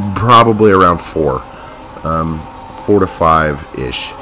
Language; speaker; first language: English; native; English